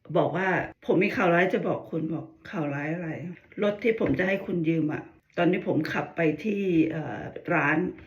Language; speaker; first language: Thai; native; Thai